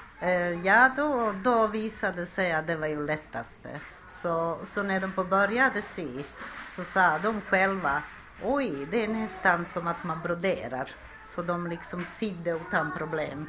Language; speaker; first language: Swedish; non-native, fluent; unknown